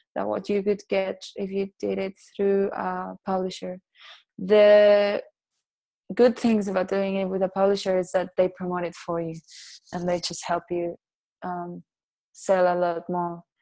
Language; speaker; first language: English; non-native, fluent; Catalan